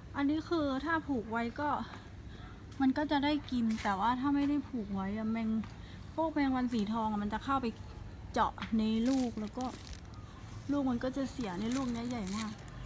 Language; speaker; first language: Thai; native; Thai